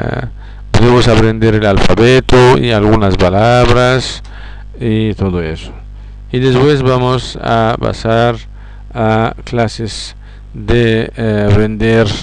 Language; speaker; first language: Spanish; non-native, fluent; Arabic